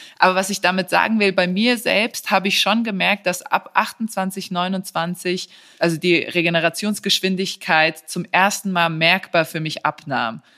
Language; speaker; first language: German; early bilingual, other home language; Serbian